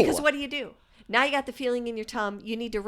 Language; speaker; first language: English; native; English